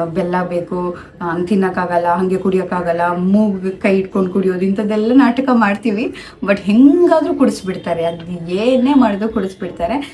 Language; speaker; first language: Kannada; non-native, local second language; Tulu